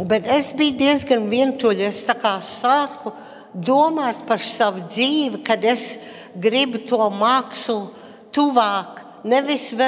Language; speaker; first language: Latvian; early bilingual, heritage; Latvian